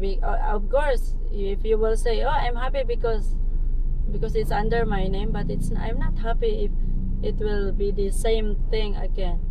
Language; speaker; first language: English; non-native, local second language; Filipino